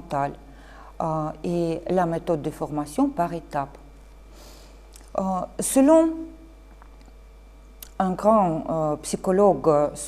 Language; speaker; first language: French; non-native, fluent; Russian